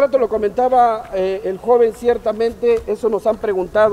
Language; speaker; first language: Spanish; native; Spanish